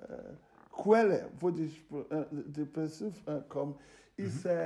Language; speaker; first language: German; non-native, fluent; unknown